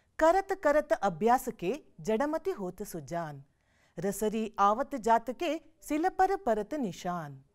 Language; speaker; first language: Hindi; non-native, local second language; Kannada